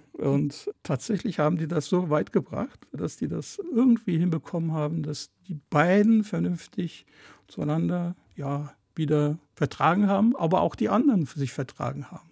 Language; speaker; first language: German; early bilingual, other home language; Turkish